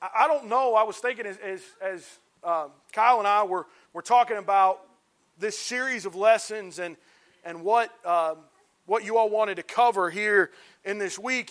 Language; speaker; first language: English; native; English